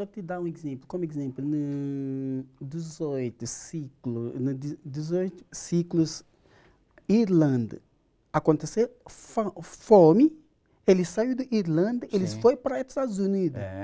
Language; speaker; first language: Portuguese; non-native, learner; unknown